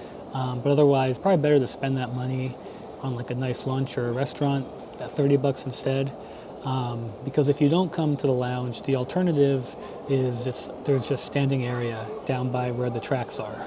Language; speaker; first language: English; native; English